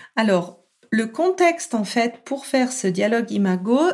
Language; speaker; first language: French; native; French